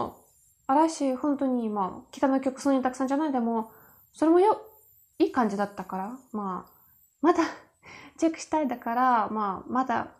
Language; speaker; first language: Japanese; non-native, learner; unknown